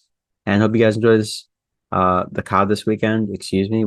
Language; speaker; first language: English; native; English